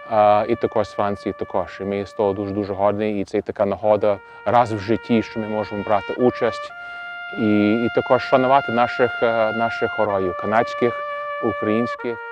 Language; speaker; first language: Ukrainian; early bilingual, heritage; Ukrainian